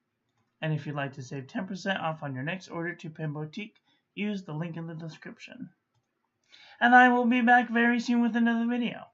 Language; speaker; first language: English; native; English